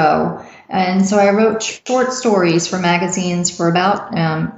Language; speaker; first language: English; native; English